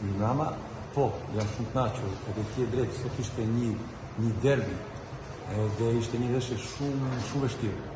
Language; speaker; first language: Albanian; non-native, learner; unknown